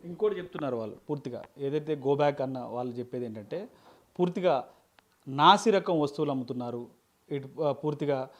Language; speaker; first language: Telugu; native; Telugu